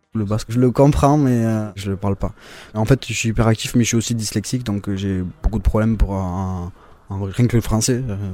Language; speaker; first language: French; native; French